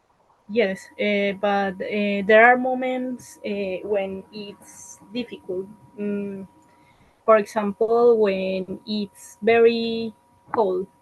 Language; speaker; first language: English; non-native, learner; Spanish